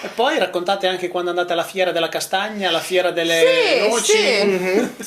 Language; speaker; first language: Italian; native; Italian